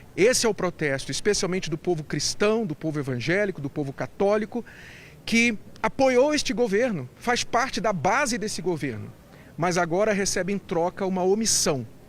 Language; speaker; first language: Portuguese; native; Portuguese